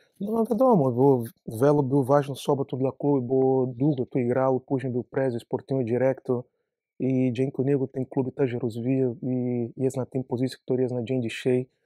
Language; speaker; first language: Polish; non-native, learner; Portuguese